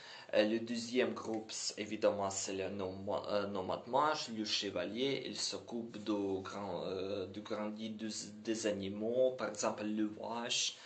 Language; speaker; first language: French; non-native, learner; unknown